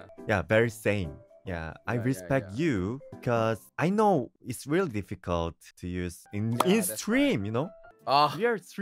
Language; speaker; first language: English; non-native, learner; Korean